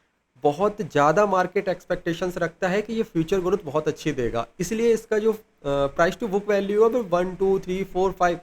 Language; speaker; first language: Hindi; native; Hindi